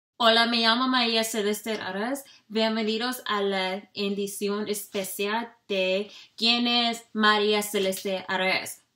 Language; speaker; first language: Spanish; non-native, learner; English